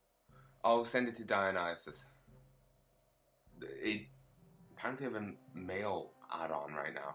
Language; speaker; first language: English; native; English